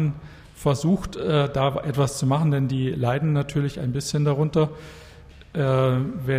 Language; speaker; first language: German; native; German